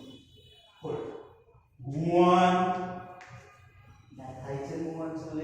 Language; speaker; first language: Vietnamese; non-native, learner; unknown